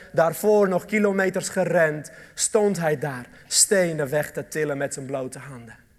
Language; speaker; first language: Dutch; early bilingual, other home language; Armenian